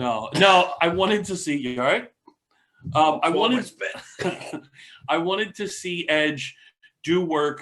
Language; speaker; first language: English; native; English